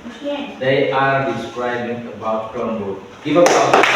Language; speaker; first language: English; non-native, learner; Indonesian